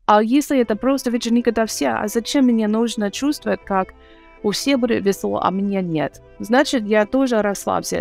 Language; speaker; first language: Russian; non-native, learner; English